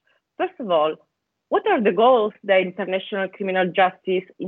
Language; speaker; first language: English; non-native, fluent; Italian